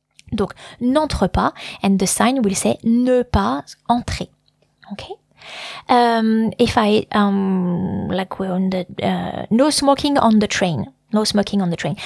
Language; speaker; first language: English; non-native, fluent; French